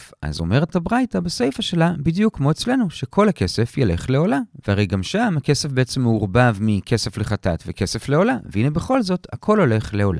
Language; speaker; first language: Hebrew; native; Hebrew